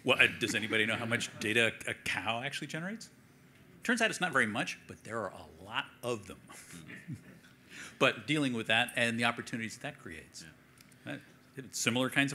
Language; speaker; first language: English; native; English